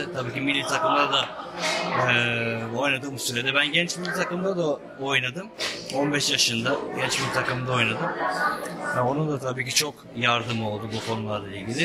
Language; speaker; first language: Turkish; early bilingual, other home language; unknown